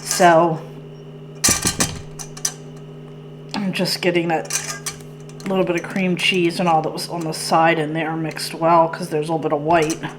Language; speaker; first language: English; native; English